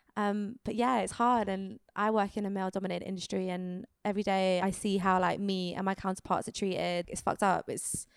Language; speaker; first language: English; native; English